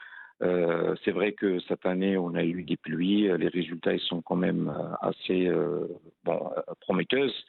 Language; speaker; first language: French; non-native, local second language; Arabic